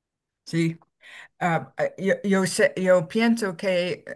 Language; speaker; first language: Spanish; non-native, learner; English